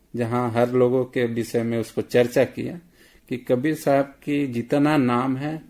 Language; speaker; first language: Hindi; native; Hindi